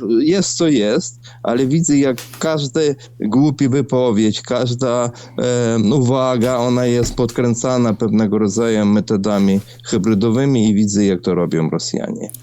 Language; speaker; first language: Polish; non-native, fluent; Ukrainian